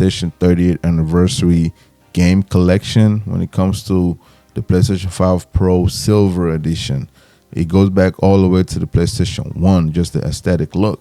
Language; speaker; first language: English; native; English